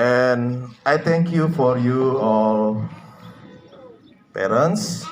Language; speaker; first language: English; non-native, learner; Indonesian